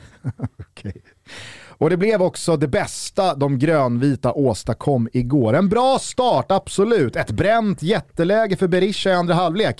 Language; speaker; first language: Swedish; native; Swedish